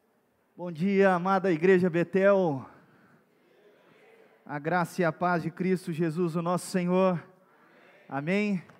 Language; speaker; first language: Portuguese; native; Portuguese